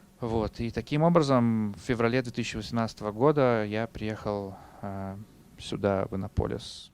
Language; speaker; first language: Russian; native; Russian